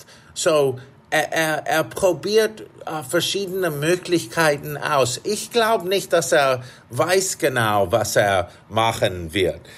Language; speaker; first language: German; non-native, fluent; English